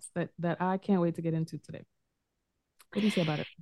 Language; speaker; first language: English; early bilingual, other home language; Spanish